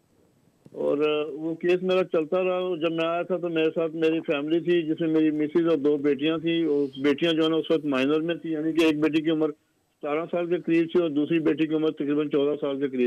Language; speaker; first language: Hindi; native; Hindi